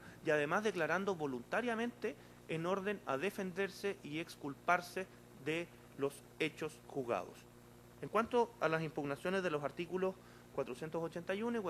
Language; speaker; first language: Spanish; native; Spanish